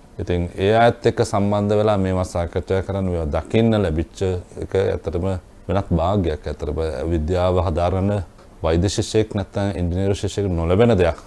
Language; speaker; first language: Sinhala; non-native, local second language; Tamil